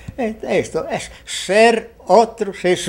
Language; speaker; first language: Spanish; non-native, fluent; Italian